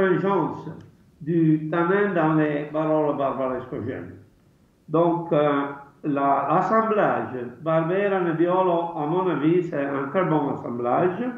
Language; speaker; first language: French; non-native, fluent; Italian